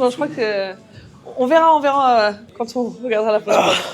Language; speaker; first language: French; native; French